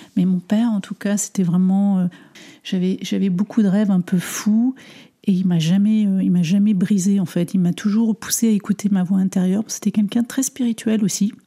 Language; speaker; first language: French; early bilingual, other home language; Armenian